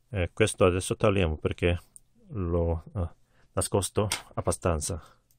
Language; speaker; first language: Italian; non-native, learner; Korean